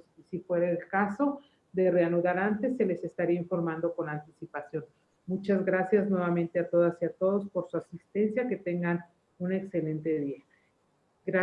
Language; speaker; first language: Spanish; native; Spanish